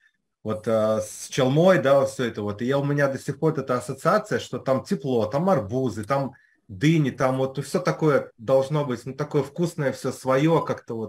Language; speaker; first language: Russian; native; Russian